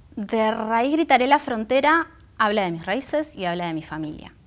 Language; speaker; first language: Spanish; non-native, local second language; Guarani